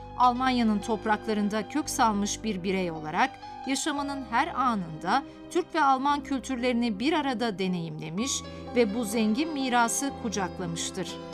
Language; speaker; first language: Turkish; native; Turkish